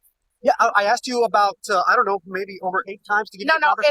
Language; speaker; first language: English; native; English